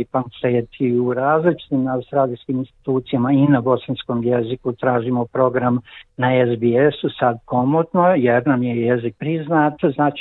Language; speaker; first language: Croatian; native; Croatian